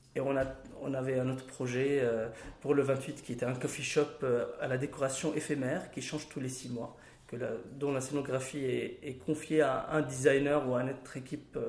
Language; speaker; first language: French; non-native, local second language; Arabic